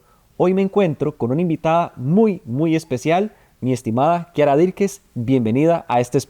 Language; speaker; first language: Spanish; native; Spanish